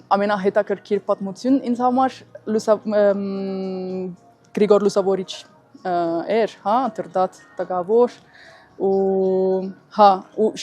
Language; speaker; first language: Armenian; non-native, learner; Italian